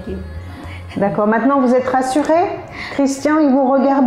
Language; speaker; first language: French; native; French